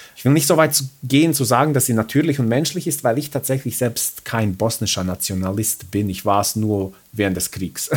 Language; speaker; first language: German; early bilingual, other home language; Bosnian